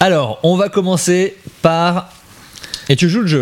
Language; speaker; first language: French; native; French